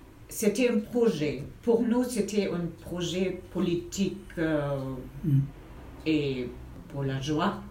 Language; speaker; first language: French; non-native, fluent; German